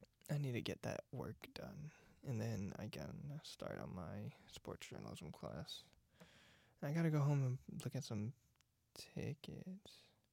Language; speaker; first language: English; native; English